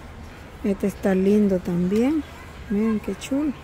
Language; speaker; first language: Spanish; native; Spanish